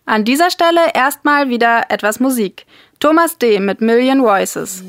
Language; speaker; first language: German; native; German